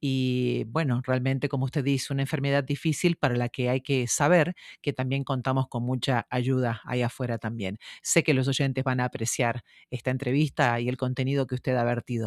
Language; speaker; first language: Spanish; native; Spanish